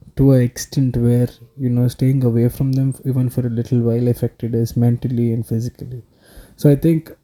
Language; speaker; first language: English; non-native, local second language; Telugu